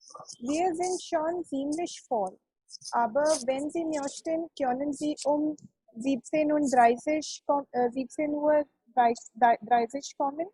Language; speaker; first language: German; non-native, learner; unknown